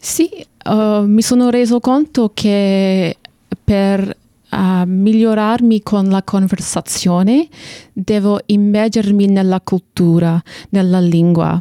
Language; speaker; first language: Italian; non-native, fluent; English